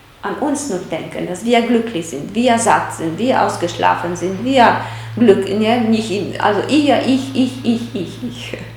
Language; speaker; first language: German; non-native, fluent; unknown